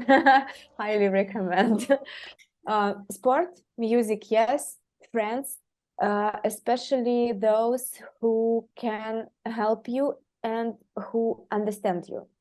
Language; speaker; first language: English; non-native, fluent; Russian